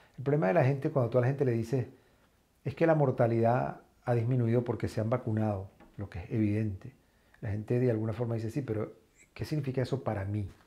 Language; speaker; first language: Spanish; native; Spanish